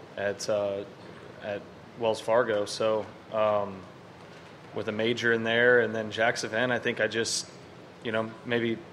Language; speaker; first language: English; native; English